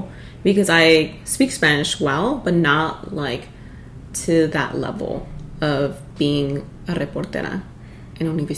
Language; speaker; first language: English; early bilingual, other home language; Spanish